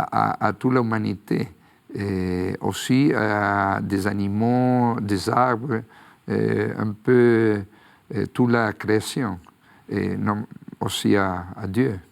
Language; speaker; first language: French; non-native, fluent; Spanish